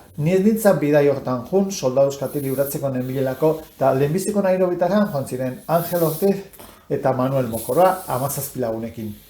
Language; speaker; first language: Basque; native; Basque